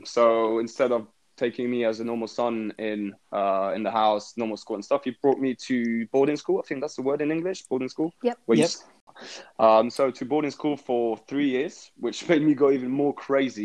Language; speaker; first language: English; native; English